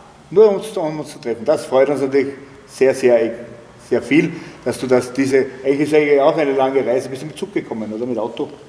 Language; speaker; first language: German; native; German